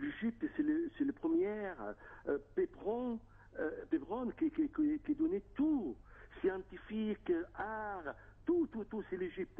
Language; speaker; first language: French; non-native, fluent; Arabic